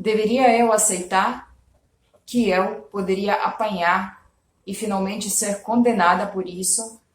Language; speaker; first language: Portuguese; non-native, fluent; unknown